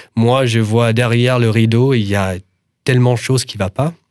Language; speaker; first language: French; non-native, fluent; English